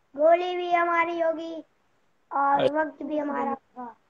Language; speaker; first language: Hindi; non-native, local second language; Gujarati